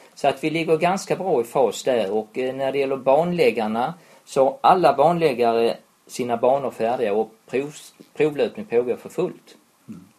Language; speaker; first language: Swedish; native; Swedish